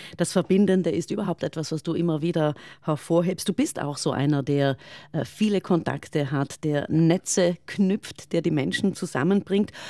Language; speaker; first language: German; native; German